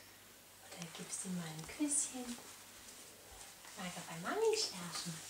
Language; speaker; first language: German; native; German